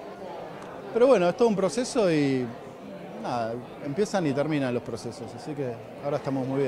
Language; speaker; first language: Spanish; native; Spanish